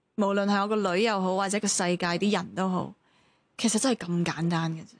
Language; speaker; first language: Cantonese; early bilingual, heritage; Cantonese